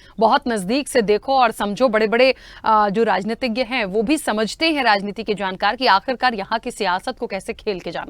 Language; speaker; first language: Hindi; native; Hindi